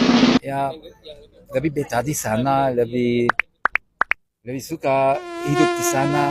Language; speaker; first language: Indonesian; non-native, fluent; German